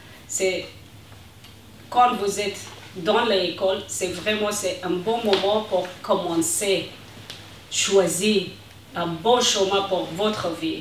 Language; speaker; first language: French; non-native, learner; Persian